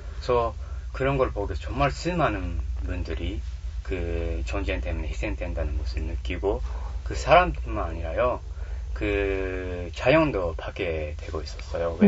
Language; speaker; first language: Korean; non-native, fluent; Japanese